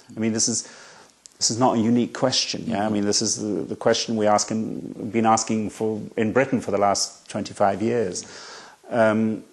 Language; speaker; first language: English; native; English